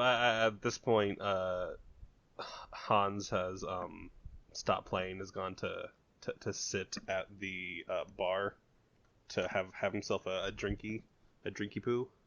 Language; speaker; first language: English; native; English